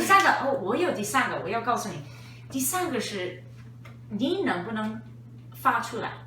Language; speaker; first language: Chinese; non-native, fluent; English